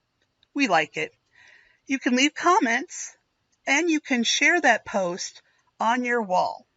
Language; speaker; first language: English; native; English